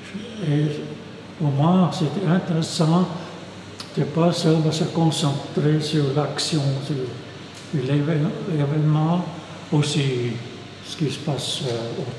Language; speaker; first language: French; non-native, local second language; German